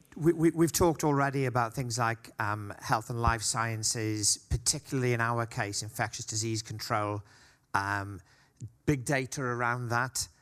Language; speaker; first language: English; native; English